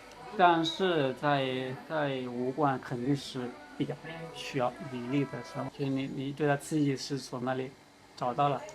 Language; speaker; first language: Chinese; non-native, learner; Spanish